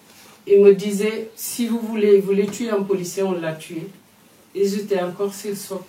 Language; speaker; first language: French; non-native, fluent; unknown